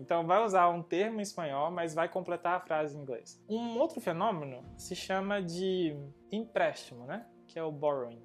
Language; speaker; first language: Portuguese; native; Portuguese